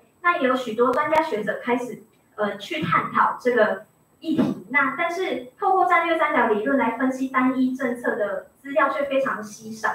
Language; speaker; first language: Chinese; native; Chinese